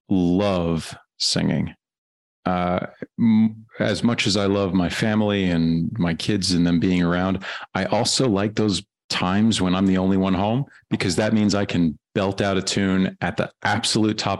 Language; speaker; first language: English; native; English